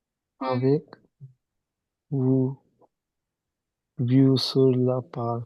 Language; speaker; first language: French; non-native, learner; Punjabi